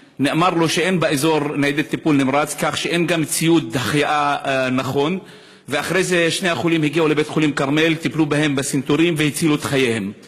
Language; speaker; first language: Hebrew; non-native, local second language; Arabic